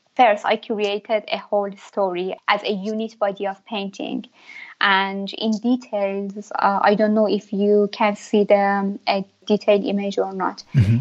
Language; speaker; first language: English; non-native, fluent; Persian